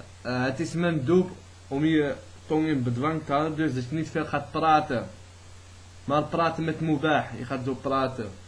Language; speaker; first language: Dutch; early bilingual, other home language; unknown